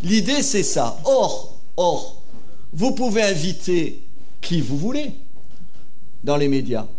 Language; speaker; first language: French; native; French